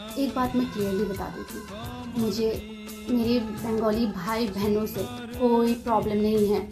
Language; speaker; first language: Hindi; non-native, local second language; Kok Borok